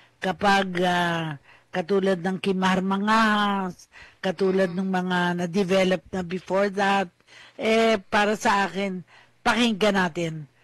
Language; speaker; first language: Filipino; native; Filipino